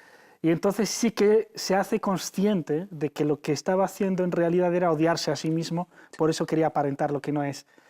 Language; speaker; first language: Spanish; native; Spanish